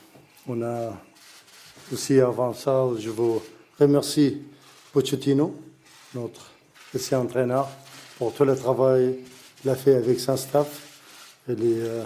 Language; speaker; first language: French; non-native, learner; Arabic